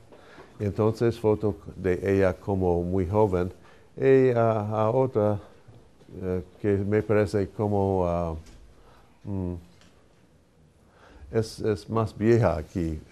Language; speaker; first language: Spanish; non-native, fluent; English